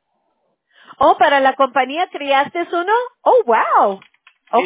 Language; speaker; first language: Spanish; early bilingual, heritage; Spanish